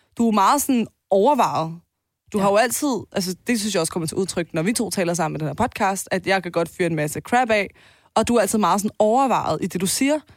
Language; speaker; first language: Danish; early bilingual, other home language; Turkish